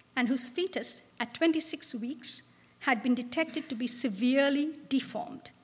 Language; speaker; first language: English; non-native, local second language; Bangla